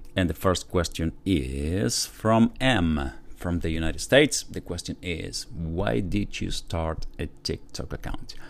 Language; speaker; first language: English; non-native, fluent; Spanish